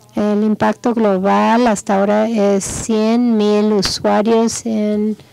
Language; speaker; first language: Spanish; non-native, fluent; English